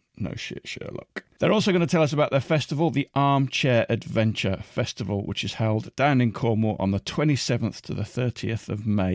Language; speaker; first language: English; native; English